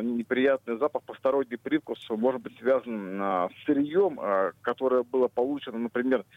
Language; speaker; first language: Russian; native; Russian